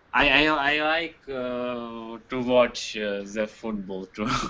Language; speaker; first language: English; non-native, learner; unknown